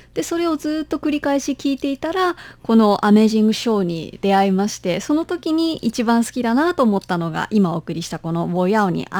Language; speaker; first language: Japanese; native; Japanese